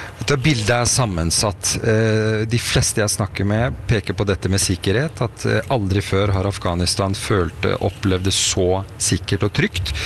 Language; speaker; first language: Norwegian; early bilingual, other home language; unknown